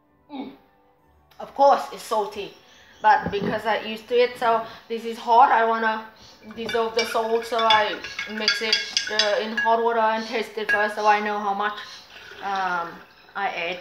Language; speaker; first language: English; non-native, fluent; Vietnamese